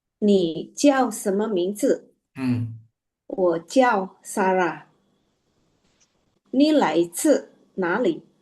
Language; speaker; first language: Chinese; non-native, learner; Indonesian